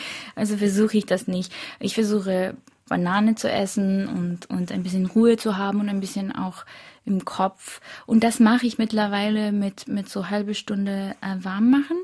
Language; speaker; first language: German; early bilingual, other home language; Korean